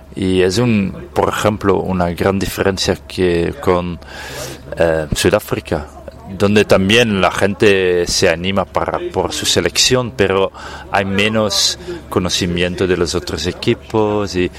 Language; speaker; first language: Spanish; non-native, fluent; Dutch